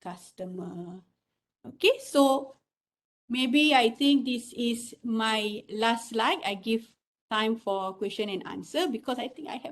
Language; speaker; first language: English; non-native, local second language; Malay